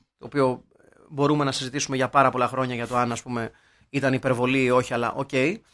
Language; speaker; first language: Greek; native; Greek